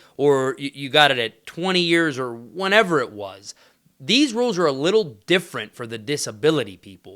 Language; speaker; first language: English; native; English